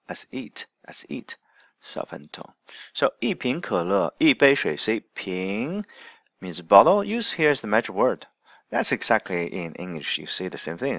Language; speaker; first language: English; non-native, fluent; Chinese